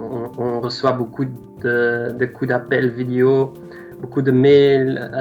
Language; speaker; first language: French; non-native, local second language; Dutch